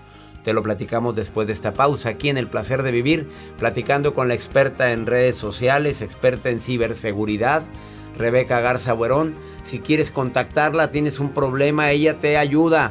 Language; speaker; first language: Spanish; native; Spanish